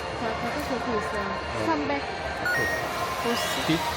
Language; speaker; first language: Korean; non-native, learner; Vietnamese